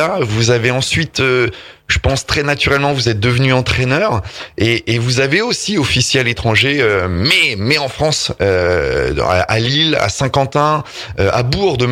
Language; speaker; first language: French; native; French